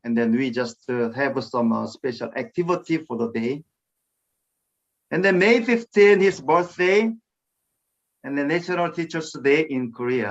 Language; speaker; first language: English; non-native, fluent; Korean